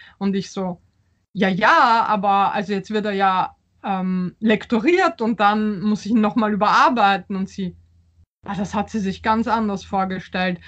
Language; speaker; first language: German; early bilingual, other home language; Polish